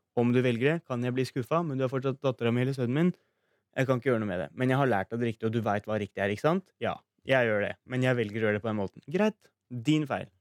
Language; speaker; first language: Norwegian; early bilingual, other home language; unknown